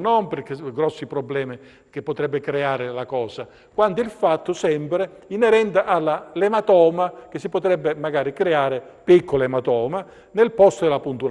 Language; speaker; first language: Italian; native; Italian